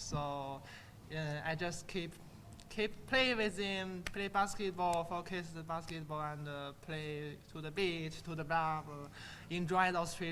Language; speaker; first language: English; non-native, learner; Chinese